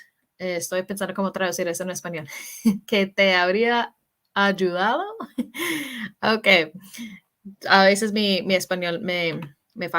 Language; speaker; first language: Spanish; non-native, fluent; English